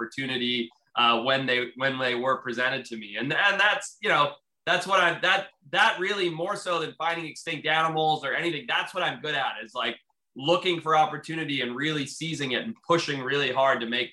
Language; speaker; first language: English; native; English